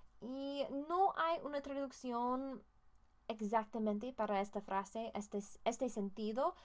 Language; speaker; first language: Spanish; non-native, learner; English